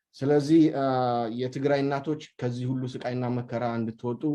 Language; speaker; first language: Amharic; non-native, local second language; Tigrinya